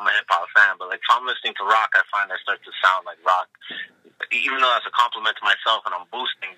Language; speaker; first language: English; native; English